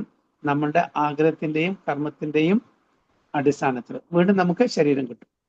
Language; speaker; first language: Malayalam; native; Malayalam